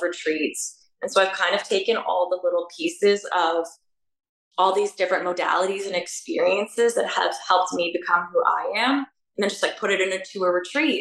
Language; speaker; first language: English; native; English